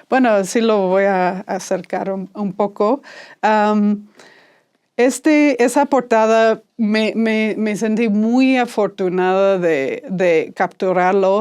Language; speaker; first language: Spanish; non-native, fluent; English